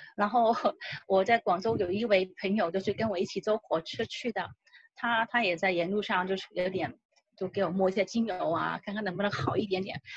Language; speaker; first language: Chinese; non-native, local second language; Cantonese